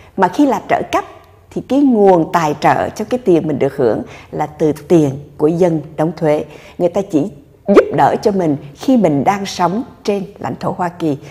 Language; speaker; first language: Vietnamese; native; Vietnamese